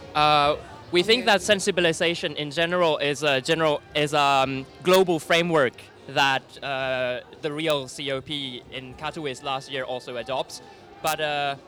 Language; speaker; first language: English; non-native, fluent; Thai